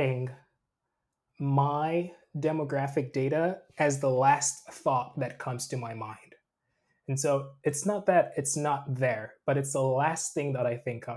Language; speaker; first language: English; non-native, local second language; Krio